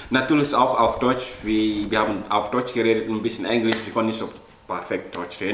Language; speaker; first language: German; non-native, learner; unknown